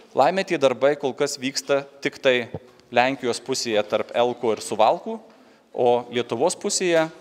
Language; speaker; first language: Lithuanian; native; Lithuanian